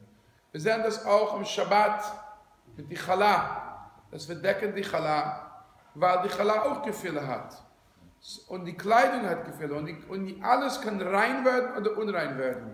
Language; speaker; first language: German; non-native, fluent; English